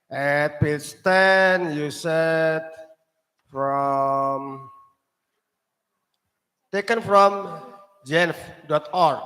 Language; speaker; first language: English; non-native, learner; Indonesian